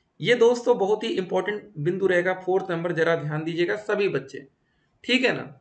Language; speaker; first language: Hindi; native; Hindi